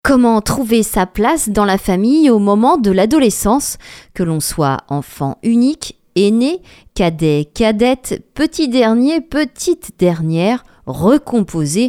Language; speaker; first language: French; native; French